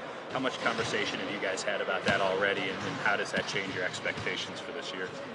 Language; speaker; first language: English; native; English